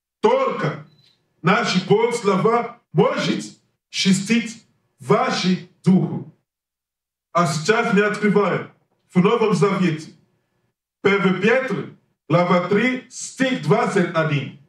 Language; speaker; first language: Russian; non-native, learner; English